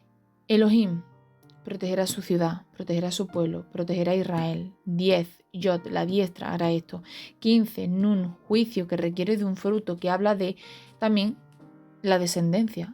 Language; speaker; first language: Spanish; native; Spanish